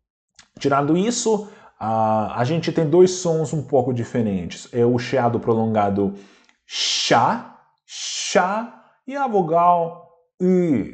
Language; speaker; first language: Portuguese; non-native, fluent; Russian